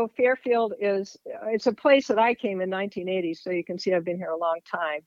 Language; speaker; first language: English; native; English